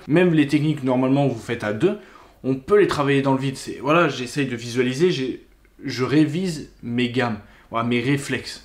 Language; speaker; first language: French; native; French